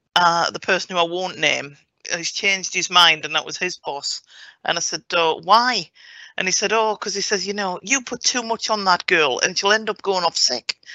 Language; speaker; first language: English; native; English